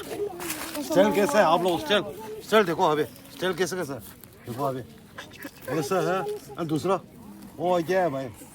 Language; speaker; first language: Hindi; non-native, local second language; Tibetan